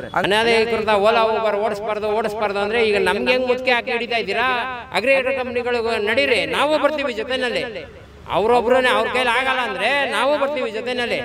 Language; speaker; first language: Kannada; native; Kannada